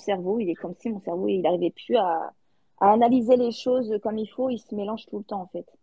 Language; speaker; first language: French; native; French